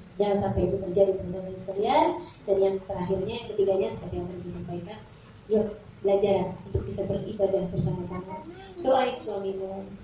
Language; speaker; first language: Indonesian; native; Indonesian